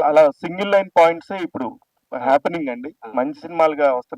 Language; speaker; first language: Telugu; native; Telugu